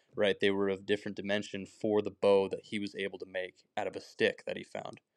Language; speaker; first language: English; native; English